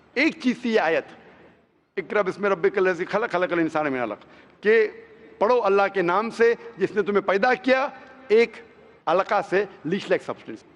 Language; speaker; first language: Hindi; non-native, local second language; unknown